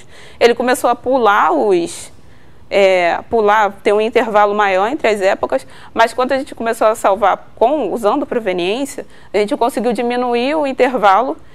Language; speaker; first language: Portuguese; native; Portuguese